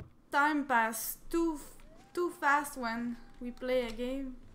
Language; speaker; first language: English; non-native, learner; French